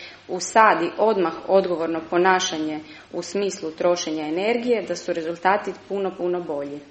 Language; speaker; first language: Croatian; native; Croatian